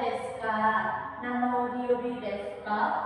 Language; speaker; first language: Japanese; non-native, learner; Vietnamese